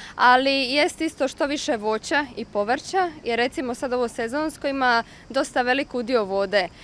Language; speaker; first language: Croatian; native; Croatian